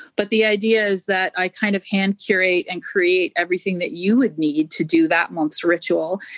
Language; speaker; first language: English; native; English